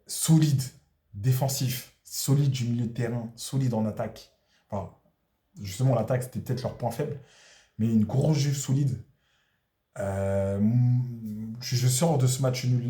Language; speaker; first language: French; native; French